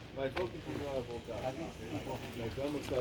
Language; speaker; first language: Portuguese; non-native, learner; English